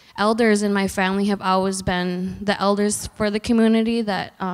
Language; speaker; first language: English; native; English